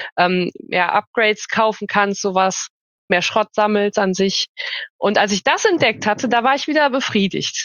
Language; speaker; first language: German; native; German